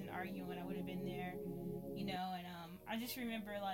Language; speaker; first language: English; native; English